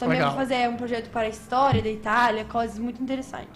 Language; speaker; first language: Portuguese; non-native, fluent; Italian